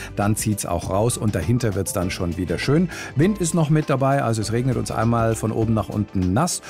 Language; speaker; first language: German; native; German